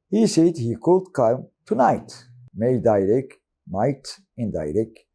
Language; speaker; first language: English; non-native, fluent; Turkish